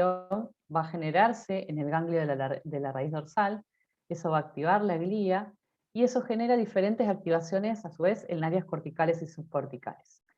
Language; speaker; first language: Spanish; native; Spanish